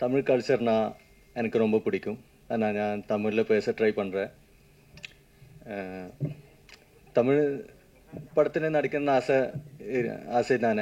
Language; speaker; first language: Tamil; non-native, learner; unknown